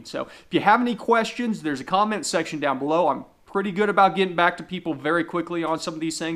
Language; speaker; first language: English; native; English